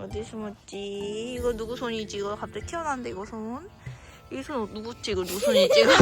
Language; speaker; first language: Korean; native; Korean